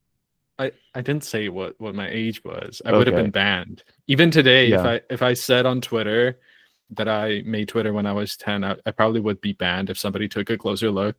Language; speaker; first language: English; non-native, fluent; Croatian